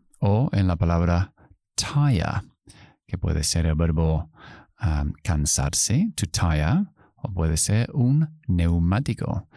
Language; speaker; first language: Spanish; non-native, fluent; English